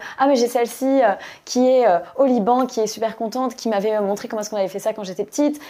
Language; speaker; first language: French; native; French